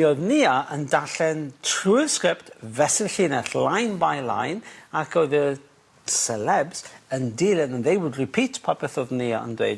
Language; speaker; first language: Welsh; native; Welsh